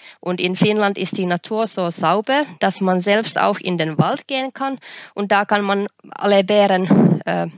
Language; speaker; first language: German; non-native, fluent; Finnish